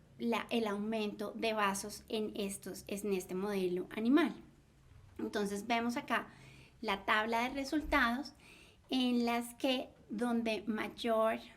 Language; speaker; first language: Spanish; native; Spanish